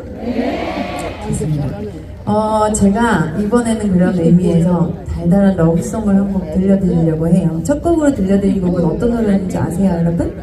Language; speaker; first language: Korean; native; Korean